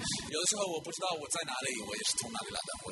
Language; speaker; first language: Chinese; non-native, fluent; English